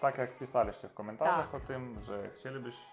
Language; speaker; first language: Polish; non-native, learner; Russian